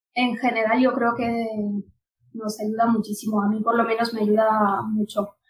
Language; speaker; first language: Spanish; non-native, fluent; Punjabi